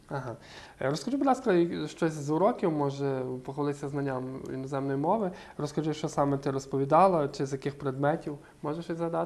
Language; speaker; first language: Ukrainian; native; Ukrainian